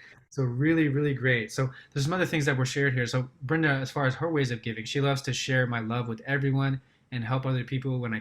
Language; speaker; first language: English; native; English